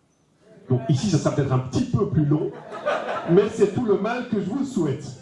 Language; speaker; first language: French; native; French